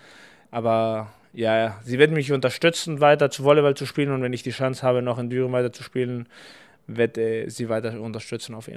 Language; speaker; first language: German; non-native, fluent; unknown